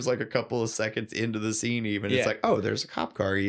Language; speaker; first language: English; native; English